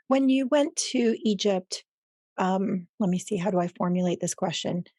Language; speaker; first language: English; early bilingual, other home language; Spanish